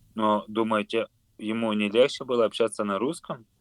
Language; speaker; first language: Russian; non-native, local second language; Ukrainian